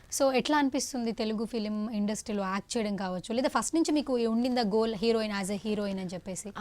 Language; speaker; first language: Telugu; native; Telugu